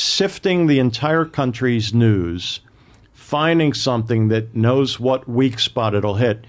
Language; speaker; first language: English; native; English